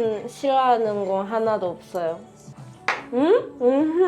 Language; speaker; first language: Korean; non-native, learner; Japanese